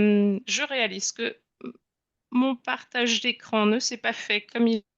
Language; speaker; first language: French; native; French